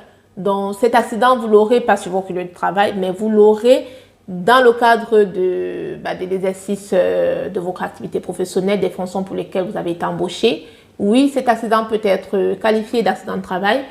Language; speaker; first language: French; native; French